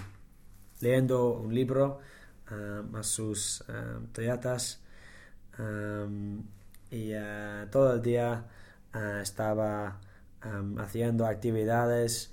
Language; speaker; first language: Spanish; non-native, learner; English